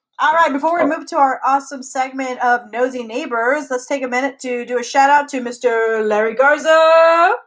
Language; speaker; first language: English; native; English